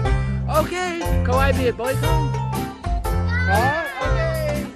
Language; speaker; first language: Vietnamese; non-native, learner; English